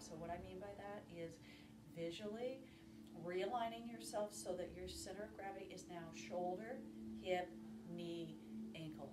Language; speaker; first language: English; native; English